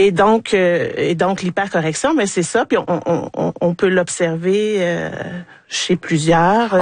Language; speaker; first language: French; native; French